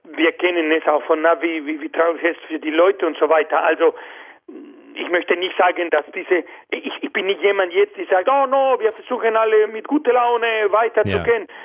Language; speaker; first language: German; non-native, fluent; Spanish